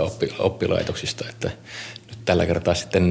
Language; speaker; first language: Finnish; native; Finnish